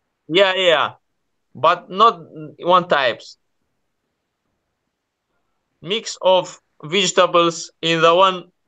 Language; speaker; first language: English; non-native, learner; Kurdish